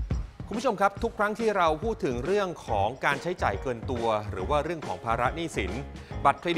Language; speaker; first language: Thai; native; Thai